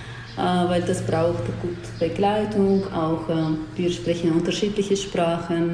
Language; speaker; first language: German; non-native, learner; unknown